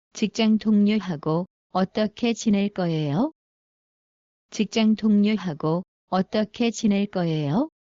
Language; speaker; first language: Korean; non-native, learner; Bangla